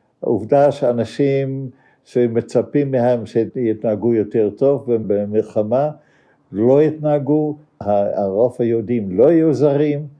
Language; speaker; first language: Hebrew; non-native, fluent; Dutch